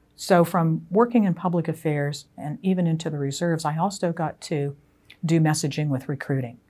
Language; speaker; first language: English; native; English